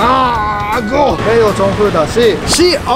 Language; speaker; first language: Chinese; non-native, fluent; Japanese